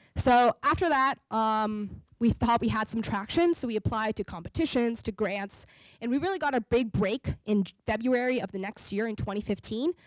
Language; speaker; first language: English; native; English